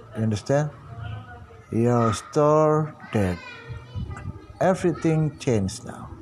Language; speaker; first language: English; non-native, learner; Indonesian